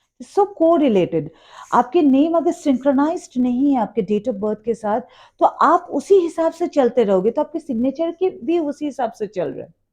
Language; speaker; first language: Hindi; non-native, local second language; Bangla